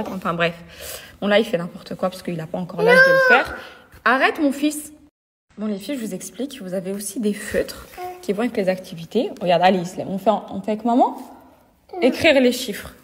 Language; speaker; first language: French; native; French